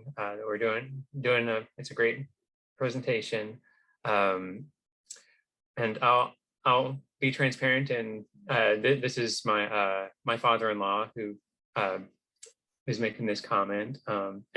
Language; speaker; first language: English; native; English